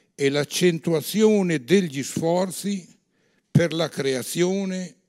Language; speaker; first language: Italian; native; Italian